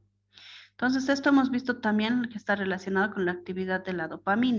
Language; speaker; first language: Spanish; native; Spanish